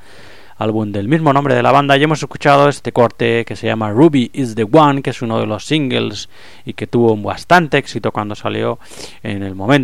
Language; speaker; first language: Spanish; native; Spanish